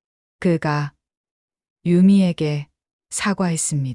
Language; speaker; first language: Korean; native; Korean